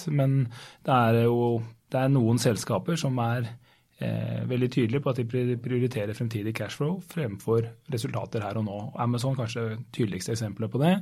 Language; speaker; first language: Norwegian; native; Norwegian